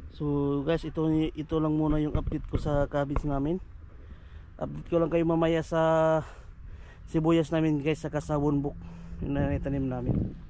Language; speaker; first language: Filipino; non-native, local second language; Cebuano